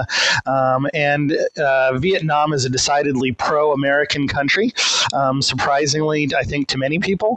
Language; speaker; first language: English; native; English